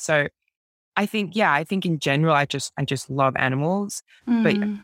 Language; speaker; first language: English; native; English